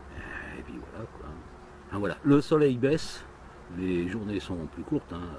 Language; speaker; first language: French; native; French